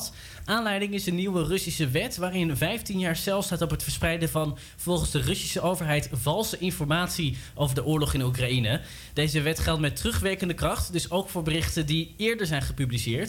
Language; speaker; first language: Dutch; native; Dutch